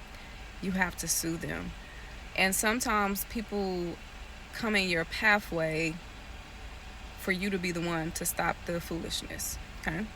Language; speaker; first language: English; native; English